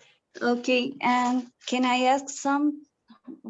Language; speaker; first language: English; non-native, learner; Spanish